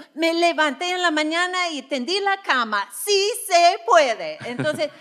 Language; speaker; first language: Spanish; non-native, fluent; English